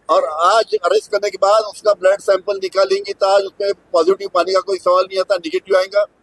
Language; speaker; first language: Hindi; non-native, local second language; Marathi